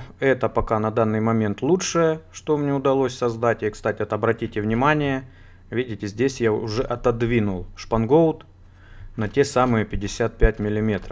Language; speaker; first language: Russian; native; Russian